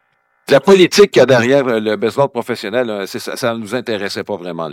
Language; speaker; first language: French; native; French